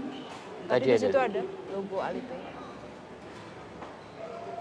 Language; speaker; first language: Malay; non-native, local second language; Javanese